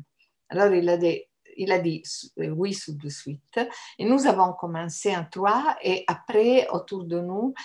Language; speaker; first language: French; non-native, fluent; Italian